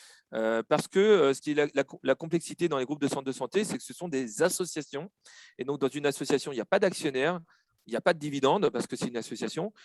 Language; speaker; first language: French; native; French